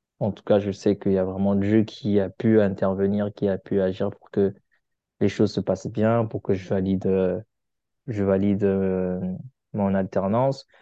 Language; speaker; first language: French; non-native, local second language; Lingala